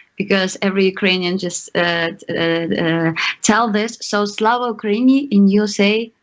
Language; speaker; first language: English; non-native, learner; Ukrainian